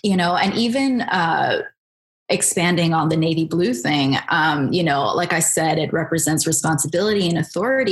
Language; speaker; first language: English; native; English